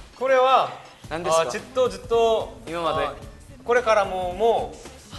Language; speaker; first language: Japanese; non-native, fluent; Korean